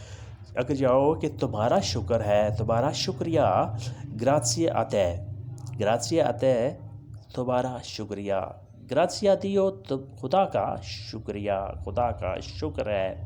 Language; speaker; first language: Hindi; non-native, local second language; Punjabi